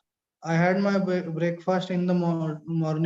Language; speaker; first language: English; non-native, learner; Marathi